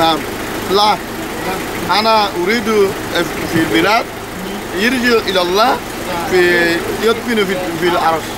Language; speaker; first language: Arabic; non-native, learner; Rohingya